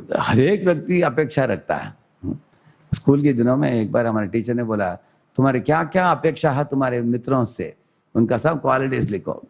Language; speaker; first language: Hindi; non-native, local second language; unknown